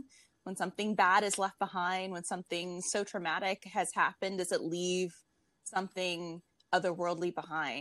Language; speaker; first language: English; native; English